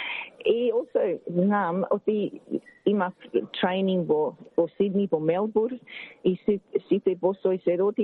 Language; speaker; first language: Macedonian; early bilingual, heritage; Macedonian